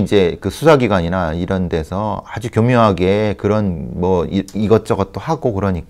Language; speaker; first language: Korean; native; Korean